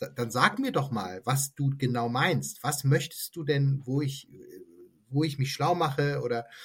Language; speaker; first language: German; native; German